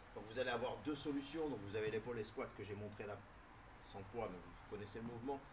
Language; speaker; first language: French; native; French